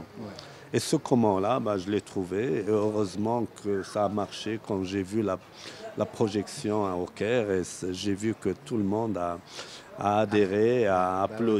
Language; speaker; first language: French; non-native, local second language; Arabic